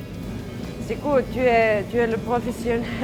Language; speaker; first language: French; non-native, learner; Serbian